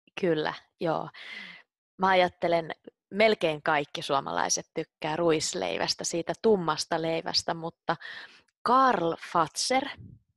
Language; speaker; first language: Finnish; native; Finnish